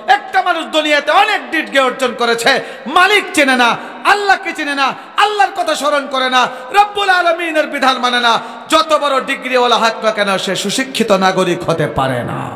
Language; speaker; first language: Bangla; native; Bangla